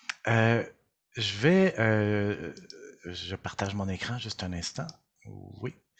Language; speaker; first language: French; native; French